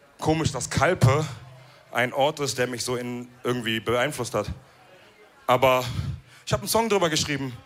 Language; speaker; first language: German; early bilingual, other home language; Wolof